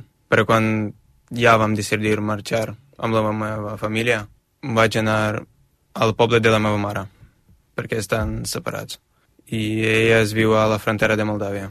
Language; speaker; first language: Catalan; non-native, fluent; Ukrainian